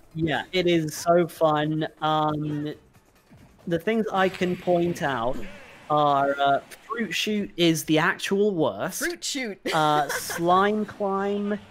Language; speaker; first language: English; native; English